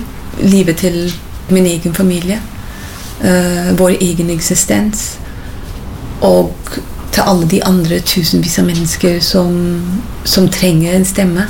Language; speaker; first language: Norwegian; non-native, fluent; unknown